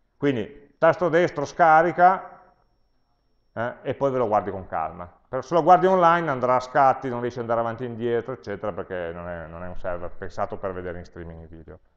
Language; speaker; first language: Italian; native; Italian